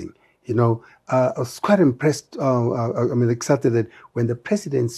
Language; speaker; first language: English; non-native, local second language; Tswana